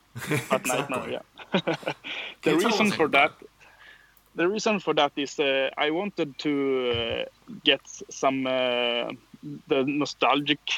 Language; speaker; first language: English; non-native, fluent; Swedish